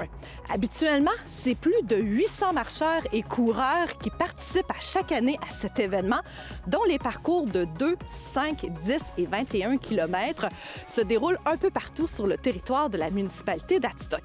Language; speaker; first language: French; native; French